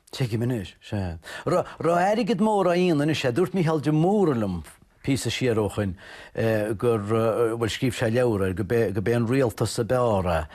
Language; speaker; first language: Irish; native; Irish